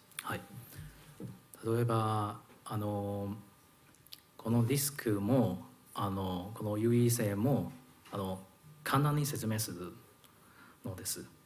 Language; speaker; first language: Japanese; non-native, learner; Cantonese